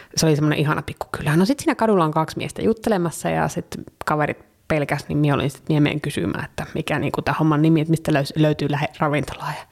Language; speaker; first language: Finnish; early bilingual, heritage; Finnish